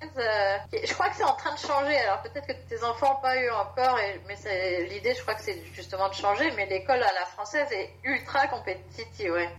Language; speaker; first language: French; native; French